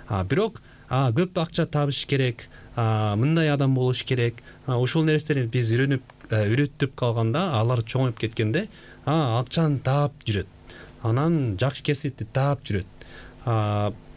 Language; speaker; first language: Kyrgyz; non-native, fluent; Korean